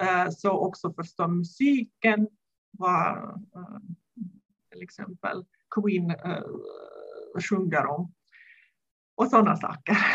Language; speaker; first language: Swedish; non-native, fluent; Russian